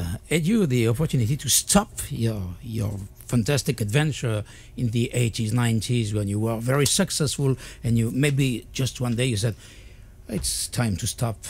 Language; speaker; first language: English; non-native, fluent; French